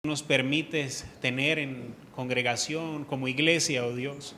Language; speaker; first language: Spanish; native; Spanish